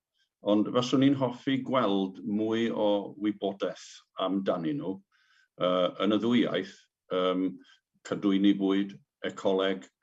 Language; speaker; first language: Welsh; native; Welsh